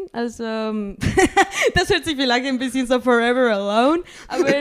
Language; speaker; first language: German; non-native, fluent; Spanish